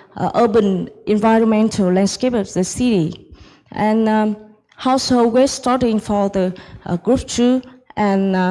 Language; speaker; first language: English; non-native, fluent; Vietnamese